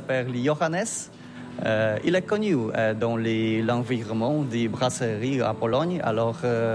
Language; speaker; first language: French; non-native, learner; Polish